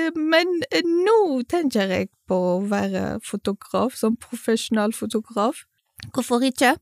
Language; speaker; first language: Norwegian; non-native, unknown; Kurdish